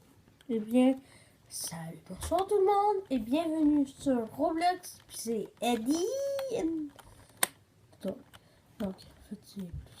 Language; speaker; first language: French; native; French